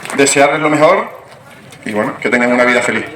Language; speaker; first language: Spanish; native; Spanish